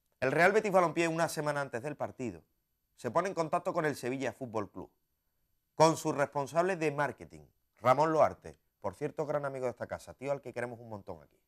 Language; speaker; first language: Spanish; native; Spanish